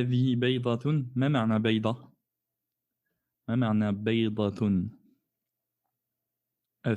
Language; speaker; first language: Arabic; non-native, fluent; French